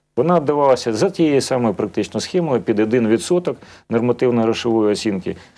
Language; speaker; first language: Ukrainian; native; Ukrainian